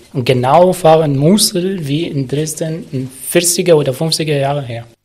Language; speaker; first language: German; non-native, learner; Arabic